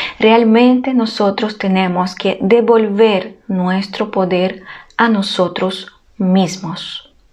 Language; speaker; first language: Spanish; non-native, fluent; Ukrainian